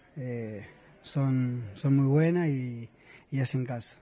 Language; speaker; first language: Spanish; native; Spanish